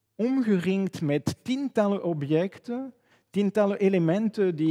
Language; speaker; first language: Dutch; non-native, fluent; French